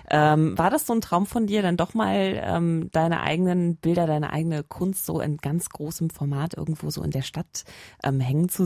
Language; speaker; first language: German; native; German